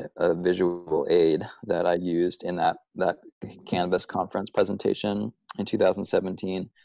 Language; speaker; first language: English; native; English